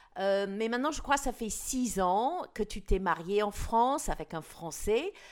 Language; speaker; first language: French; non-native, fluent; English